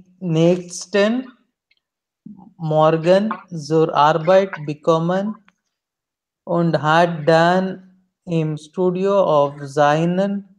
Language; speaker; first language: German; non-native, learner; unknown